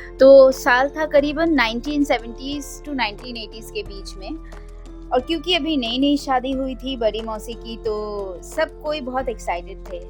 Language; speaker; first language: Hindi; non-native, local second language; Bangla